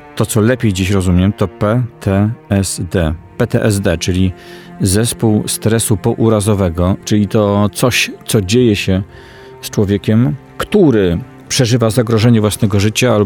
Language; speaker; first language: Polish; native; Polish